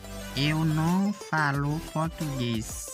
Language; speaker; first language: Portuguese; non-native, learner; Haitian Creole